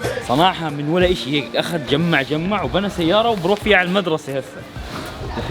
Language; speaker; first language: Arabic; native; Arabic